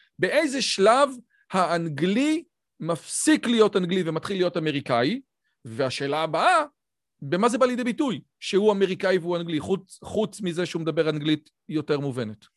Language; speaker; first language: Hebrew; native; Hebrew